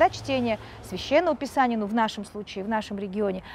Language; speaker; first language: Russian; native; Russian